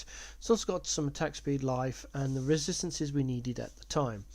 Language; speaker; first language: English; native; English